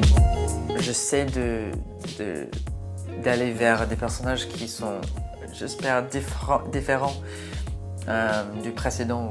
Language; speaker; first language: French; non-native, fluent; English